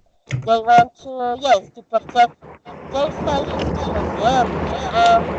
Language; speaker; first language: English; non-native, learner; Spanish